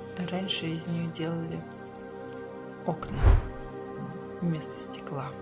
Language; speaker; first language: Russian; native; Russian